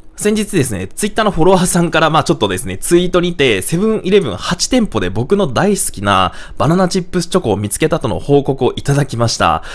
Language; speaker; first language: Japanese; native; Japanese